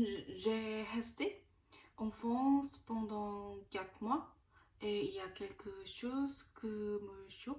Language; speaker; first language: French; non-native, learner; Korean